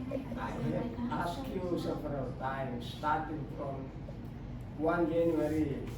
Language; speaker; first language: English; non-native, fluent; Indonesian